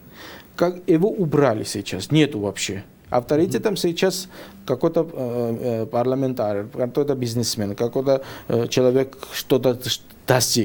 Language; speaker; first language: Russian; non-native, fluent; Georgian